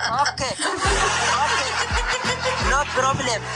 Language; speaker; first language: English; non-native, learner; Oromo